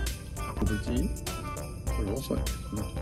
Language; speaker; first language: Japanese; native; Japanese